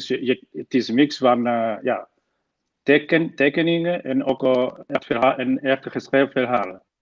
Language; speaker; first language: Dutch; non-native, fluent; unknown